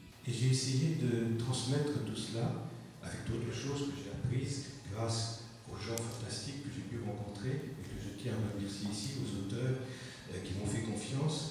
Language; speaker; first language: French; early bilingual, other home language; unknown